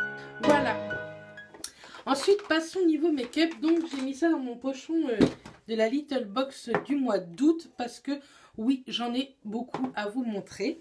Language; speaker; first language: French; native; French